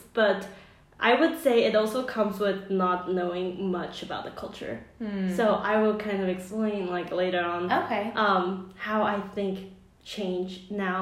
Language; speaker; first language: English; non-native, fluent; Chinese